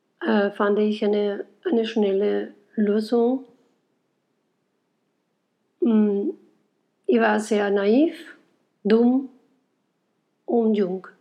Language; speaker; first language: German; non-native, fluent; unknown